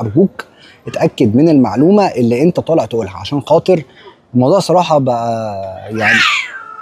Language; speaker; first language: Arabic; native; Arabic